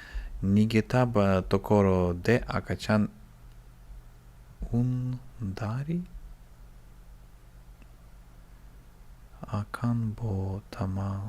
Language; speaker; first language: Japanese; non-native, learner; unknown